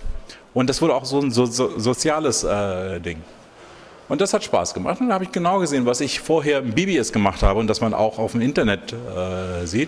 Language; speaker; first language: German; non-native, fluent; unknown